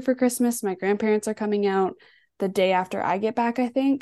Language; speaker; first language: English; native; English